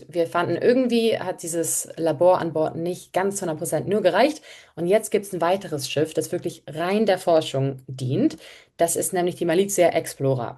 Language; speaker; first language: German; native; German